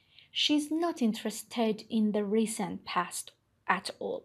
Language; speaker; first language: English; non-native, fluent; Persian